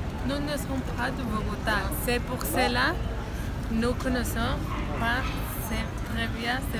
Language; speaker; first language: French; non-native, learner; Spanish